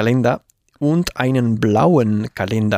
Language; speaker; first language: German; non-native, learner; Spanish